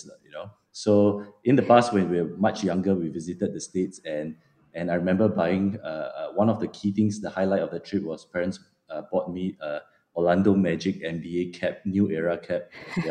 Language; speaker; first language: English; non-native, local second language; Min Nan Chinese